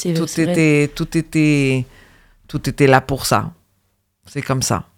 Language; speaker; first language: French; native; French